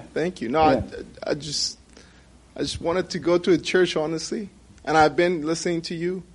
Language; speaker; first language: English; non-native, fluent; Persian